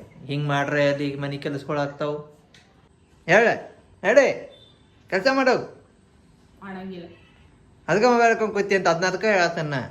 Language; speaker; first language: Kannada; native; Kannada